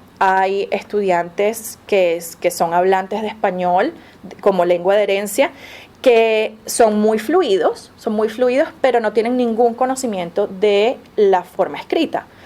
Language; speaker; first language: Spanish; native; Spanish